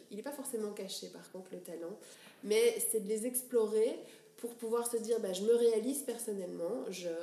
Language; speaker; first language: French; native; French